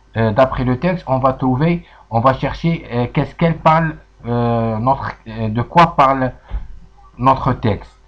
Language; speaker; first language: French; non-native, local second language; Arabic